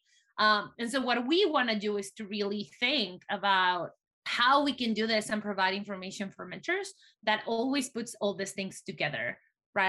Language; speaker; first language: English; non-native, fluent; Spanish